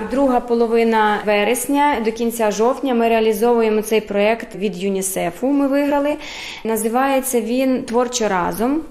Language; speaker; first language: Ukrainian; early bilingual, heritage; Ukrainian